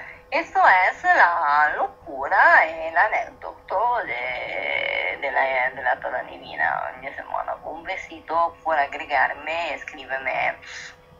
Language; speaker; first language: Spanish; non-native, learner; Italian